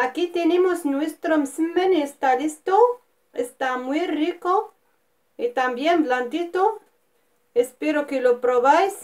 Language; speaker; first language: Spanish; non-native, fluent; Arabic